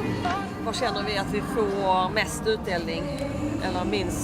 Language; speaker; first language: Swedish; native; Swedish